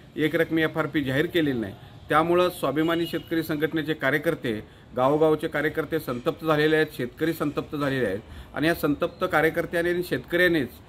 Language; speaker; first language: Marathi; native; Marathi